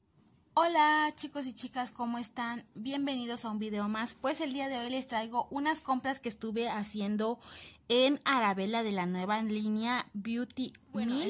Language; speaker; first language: Spanish; native; Spanish